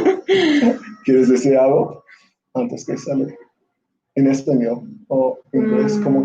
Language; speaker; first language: Spanish; non-native, learner; English